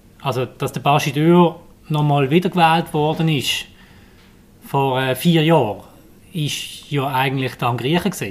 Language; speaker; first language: German; native; German